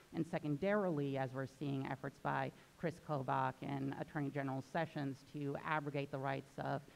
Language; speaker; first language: English; native; English